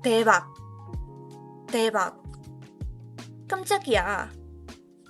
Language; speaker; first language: Korean; non-native, fluent; Burmese